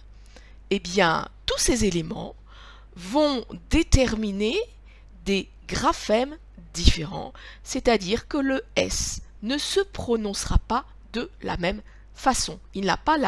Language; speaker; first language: French; native; French